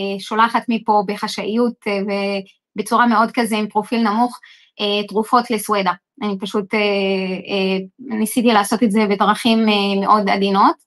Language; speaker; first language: Hebrew; non-native, local second language; Arabic